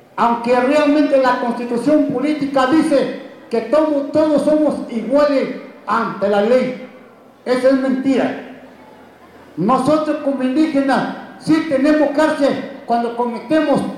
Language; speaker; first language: Spanish; non-native, local second language; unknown